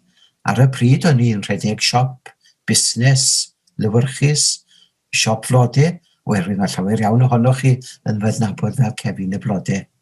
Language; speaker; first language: Welsh; native; Welsh